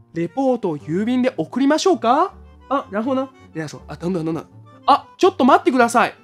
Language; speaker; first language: Japanese; non-native, fluent; Chinese